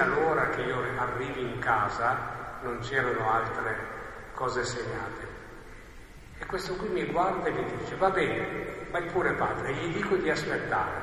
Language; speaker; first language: Italian; native; Italian